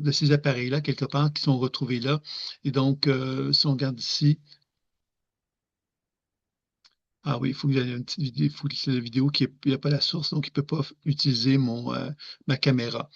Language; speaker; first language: French; native; French